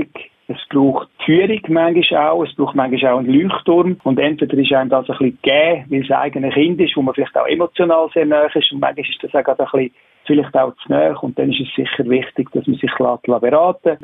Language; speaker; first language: German; native; German